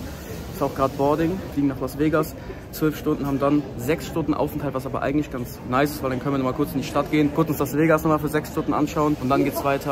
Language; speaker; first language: German; native; German